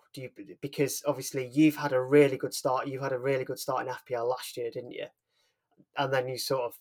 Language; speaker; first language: English; native; English